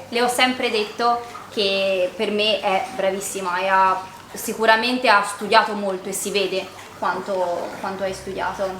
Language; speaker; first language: Italian; native; Italian